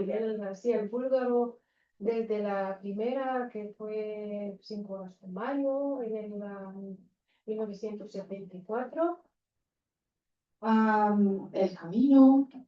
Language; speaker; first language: Spanish; non-native, fluent; Bulgarian